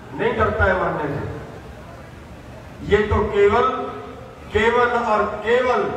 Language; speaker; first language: Hindi; native; Hindi